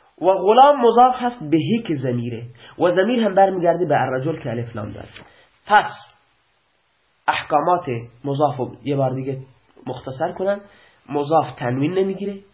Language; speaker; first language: Persian; non-native, local second language; Baluchi